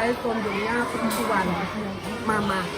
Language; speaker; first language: Indonesian; native; Indonesian